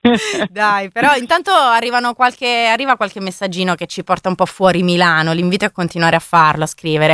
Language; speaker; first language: Italian; native; Italian